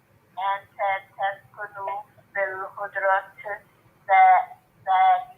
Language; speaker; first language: Arabic; non-native, learner; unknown